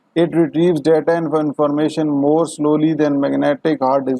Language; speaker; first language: English; non-native, local second language; Urdu